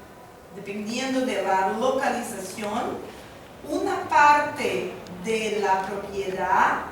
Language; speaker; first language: Spanish; non-native, fluent; Portuguese